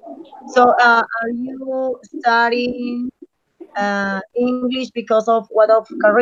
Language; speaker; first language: English; non-native, learner; Spanish